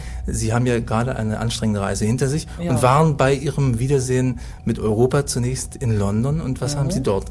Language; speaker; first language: German; native; German